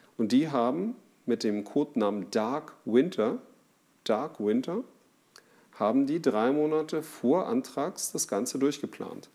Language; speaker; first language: German; native; German